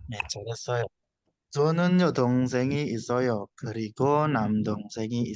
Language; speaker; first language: Korean; non-native, fluent; Indonesian